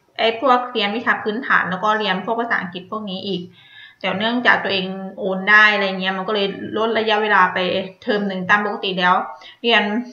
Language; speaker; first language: Thai; native; Thai